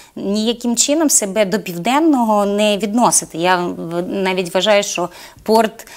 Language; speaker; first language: Ukrainian; native; Ukrainian